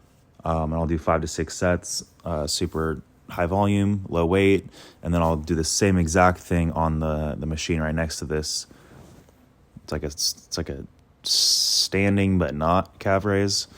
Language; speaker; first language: English; native; English